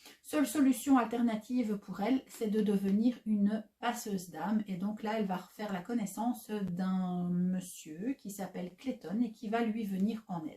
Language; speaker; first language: French; native; French